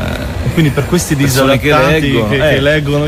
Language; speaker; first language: Italian; native; Italian